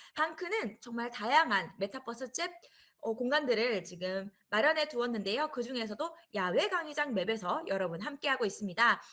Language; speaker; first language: Korean; native; Korean